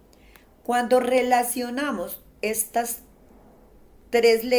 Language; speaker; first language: Spanish; native; Spanish